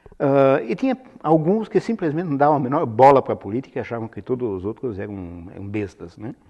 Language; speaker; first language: Portuguese; non-native, fluent; Italian